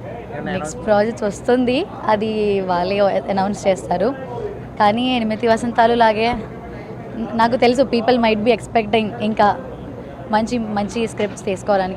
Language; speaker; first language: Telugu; early bilingual, heritage; Telugu